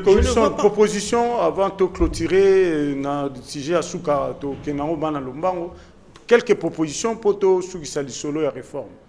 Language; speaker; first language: French; non-native, local second language; Lingala